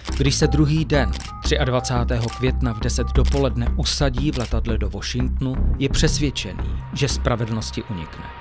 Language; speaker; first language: Czech; native; Czech